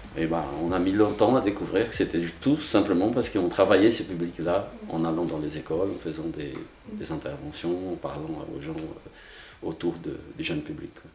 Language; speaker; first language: French; non-native, fluent; Portuguese